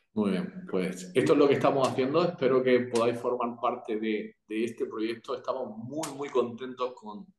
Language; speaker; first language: Spanish; native; Spanish